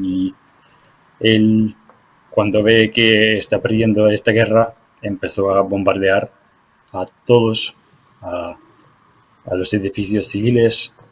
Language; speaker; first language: Spanish; non-native, fluent; Ukrainian